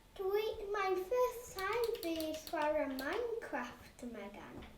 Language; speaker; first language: Welsh; non-native, local second language; English